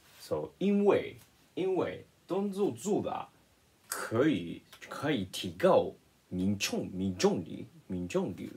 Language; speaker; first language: Chinese; non-native, learner; Japanese